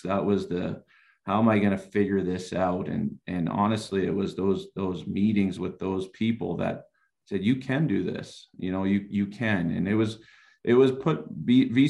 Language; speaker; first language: English; native; English